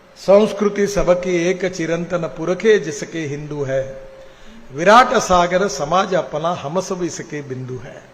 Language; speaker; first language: Hindi; non-native, local second language; Marathi